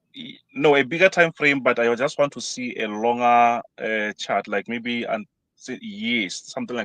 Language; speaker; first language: English; non-native, fluent; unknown